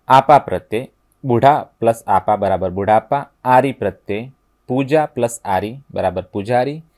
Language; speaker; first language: Hindi; non-native, local second language; Gujarati